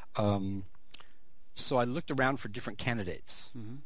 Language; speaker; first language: English; native; English